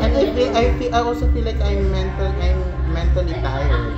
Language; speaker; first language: English; non-native, local second language; Filipino